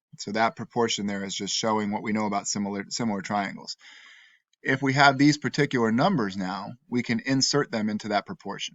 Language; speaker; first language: English; native; English